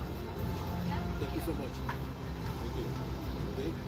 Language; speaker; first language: English; non-native, learner; Spanish